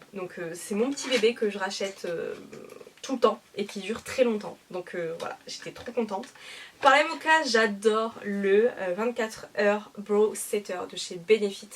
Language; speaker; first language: French; native; French